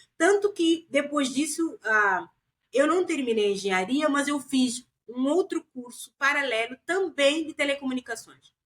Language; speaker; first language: Portuguese; non-native, local second language; Kabuverdianu